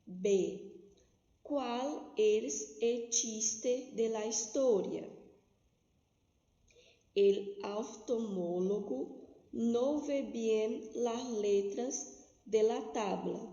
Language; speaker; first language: Spanish; non-native, fluent; Portuguese